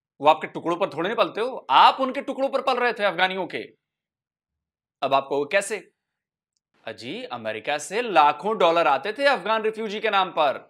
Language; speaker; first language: Hindi; native; Hindi